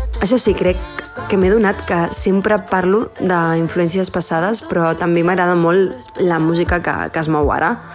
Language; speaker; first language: Catalan; early bilingual, other home language; Spanish